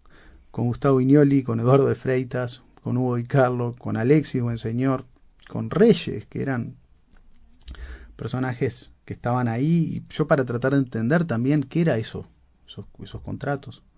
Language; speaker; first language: Spanish; native; Spanish